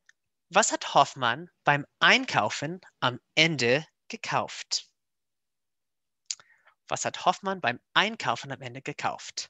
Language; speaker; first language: German; non-native, fluent; English